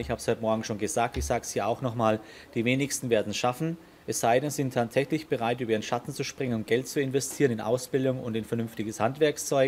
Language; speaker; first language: German; native; German